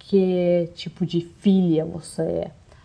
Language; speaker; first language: Portuguese; non-native, fluent; Russian